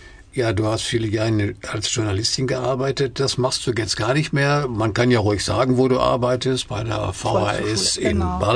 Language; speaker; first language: German; native; German